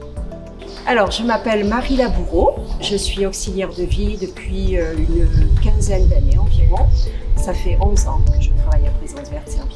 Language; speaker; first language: French; native; French